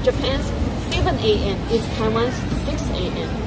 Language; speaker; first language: English; non-native, learner; Chinese